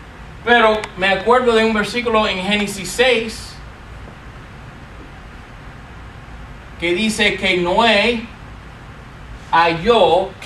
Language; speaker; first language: Spanish; non-native, fluent; English